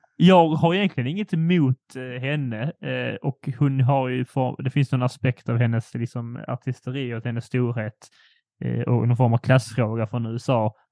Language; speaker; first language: Swedish; early bilingual, other home language; Polish